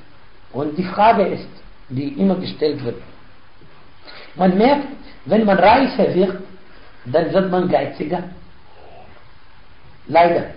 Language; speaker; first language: German; non-native, fluent; Arabic